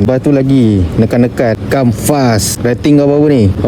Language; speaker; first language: Malay; native; Malay